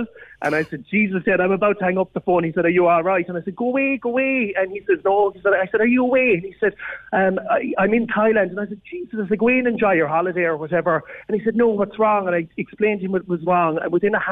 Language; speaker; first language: English; native; English